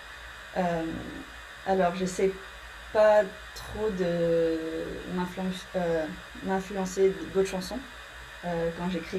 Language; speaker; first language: French; early bilingual, heritage; English